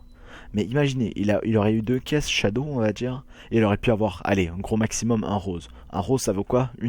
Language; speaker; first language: French; native; French